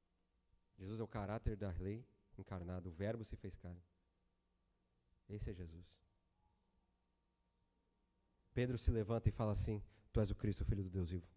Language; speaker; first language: Portuguese; native; Portuguese